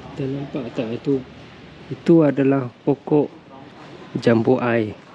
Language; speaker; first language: Malay; non-native, fluent; Western Cham